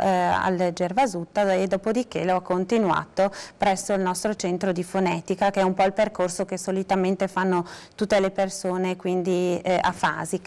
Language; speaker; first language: Italian; native; Italian